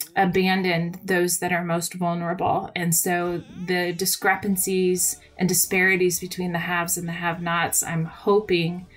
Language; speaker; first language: English; native; English